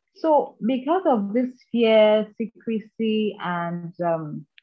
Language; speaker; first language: English; non-native, local second language; Igbo